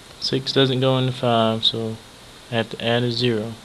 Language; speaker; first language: English; native; English